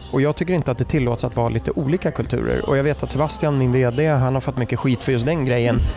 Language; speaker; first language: Swedish; early bilingual, other home language; German